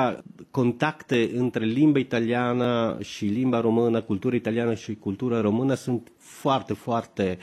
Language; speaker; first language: Romanian; non-native, fluent; Italian